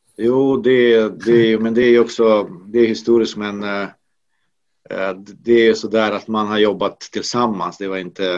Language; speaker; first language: Swedish; non-native, fluent; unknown